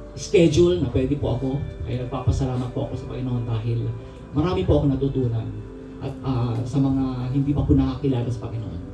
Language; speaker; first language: Filipino; non-native, local second language; Pangasinan